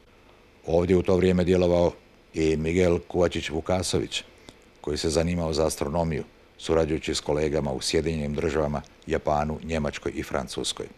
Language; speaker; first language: Bosnian; native; Bosnian